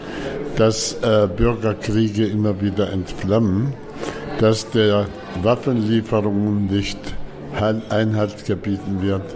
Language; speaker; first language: German; non-native, fluent; Arabic